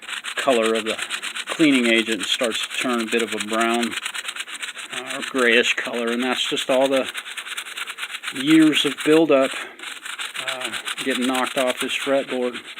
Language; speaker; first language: English; native; English